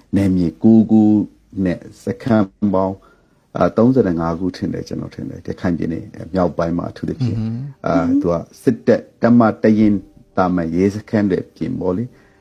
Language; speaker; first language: Burmese; non-native, local second language; Rohingya